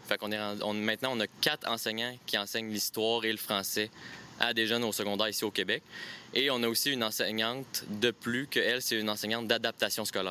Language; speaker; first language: French; native; French